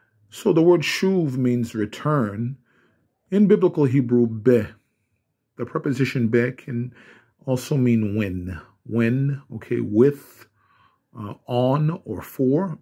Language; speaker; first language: English; native; English